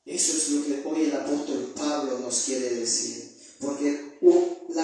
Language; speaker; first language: Spanish; native; Spanish